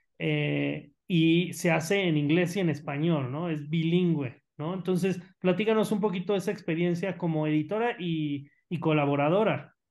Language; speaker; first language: Spanish; native; Spanish